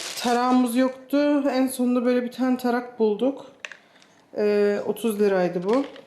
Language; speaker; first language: Turkish; early bilingual, heritage; Turkish